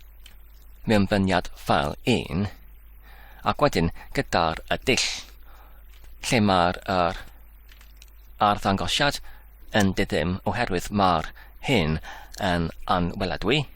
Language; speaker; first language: Welsh; non-native, learner; English